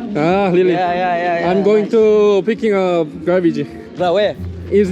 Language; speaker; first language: English; non-native, learner; Korean